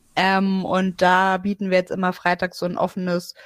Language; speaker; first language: German; native; German